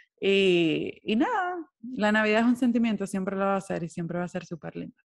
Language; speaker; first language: Spanish; native; Spanish